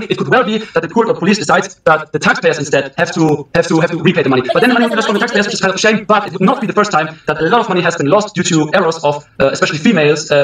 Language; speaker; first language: English; early bilingual, other home language; German